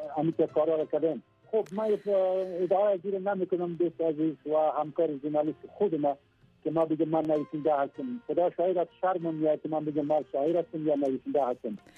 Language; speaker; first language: Persian; non-native, local second language; Pashto